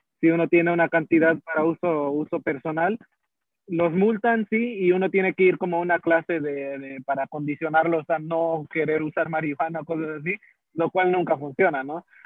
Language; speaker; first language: Spanish; early bilingual, heritage; Spanish